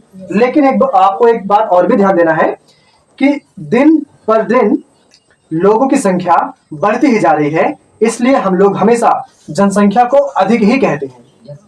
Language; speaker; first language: Hindi; native; Hindi